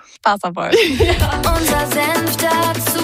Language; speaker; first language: German; native; German